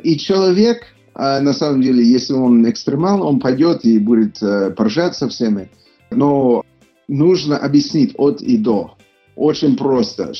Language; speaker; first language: Russian; non-native, fluent; English